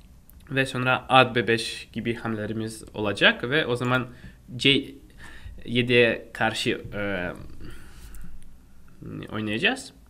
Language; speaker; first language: Turkish; non-native, fluent; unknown